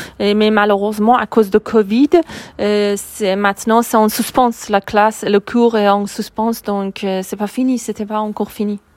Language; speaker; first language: French; non-native, learner; Persian